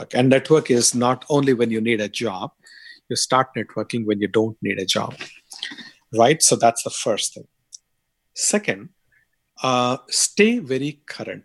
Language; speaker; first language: English; non-native, local second language; Tamil